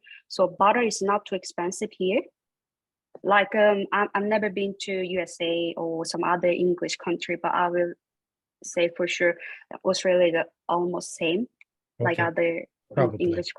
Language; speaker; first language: English; non-native, fluent; Korean